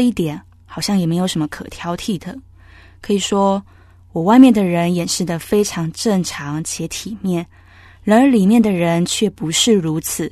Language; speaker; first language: Chinese; native; Chinese